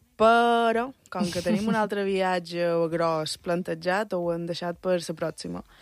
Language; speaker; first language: Catalan; early bilingual, other home language; Spanish